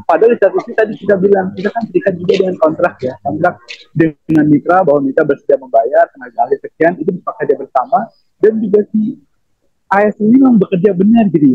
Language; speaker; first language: Indonesian; native; Indonesian